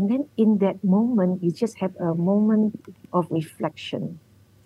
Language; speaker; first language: English; non-native, local second language; Min Nan Chinese